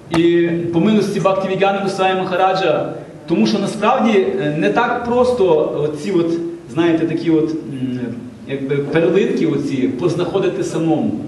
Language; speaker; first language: Ukrainian; non-native, local second language; Russian